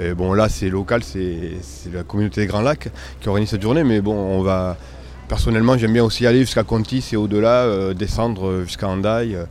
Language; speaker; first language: French; native; French